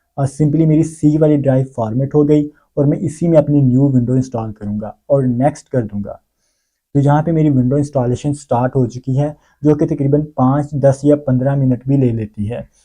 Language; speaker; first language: Urdu; native; Urdu